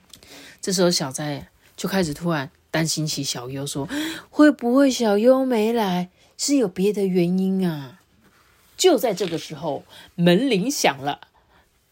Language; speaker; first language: Chinese; native; Chinese